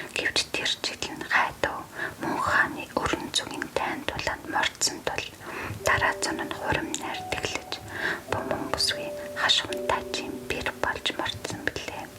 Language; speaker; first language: Mongolian; native; Mongolian